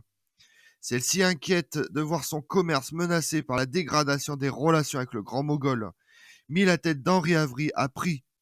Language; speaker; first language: French; native; French